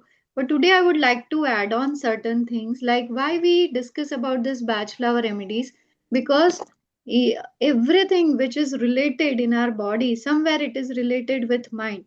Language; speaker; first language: English; non-native, local second language; Gujarati